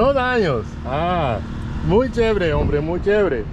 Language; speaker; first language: Spanish; non-native, learner; English